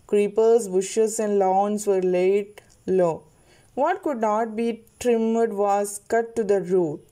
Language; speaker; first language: English; non-native, local second language; Malayalam